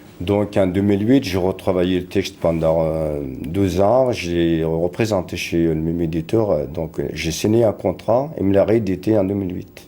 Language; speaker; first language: French; non-native, local second language; Kabyle